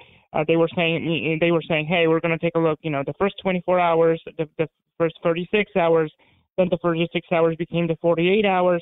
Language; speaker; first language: English; non-native, fluent; Polish